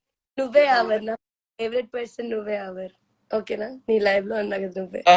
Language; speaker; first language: Telugu; native; Telugu